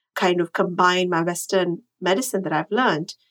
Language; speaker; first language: English; non-native, local second language; Tamil